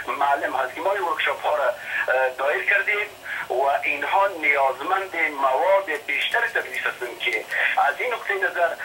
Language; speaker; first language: Persian; non-native, local second language; Shughni